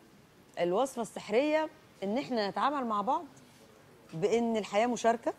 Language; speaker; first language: Arabic; native; Arabic